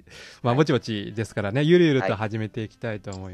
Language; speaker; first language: Japanese; native; Japanese